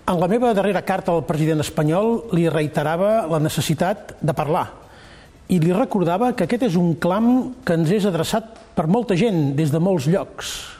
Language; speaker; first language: Catalan; native; Catalan